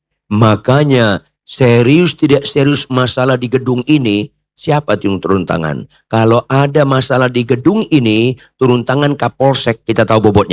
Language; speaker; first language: Indonesian; native; Indonesian